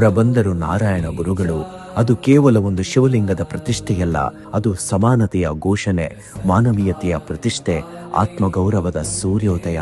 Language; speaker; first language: Kannada; native; Kannada